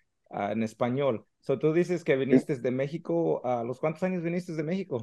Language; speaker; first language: Spanish; early bilingual, heritage; Spanish